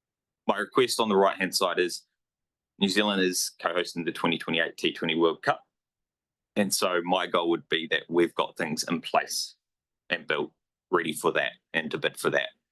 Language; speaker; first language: English; native; English